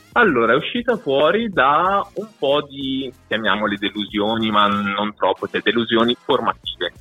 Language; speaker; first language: Italian; native; Italian